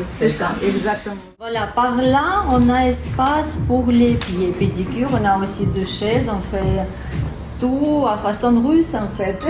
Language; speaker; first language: French; non-native, learner; Russian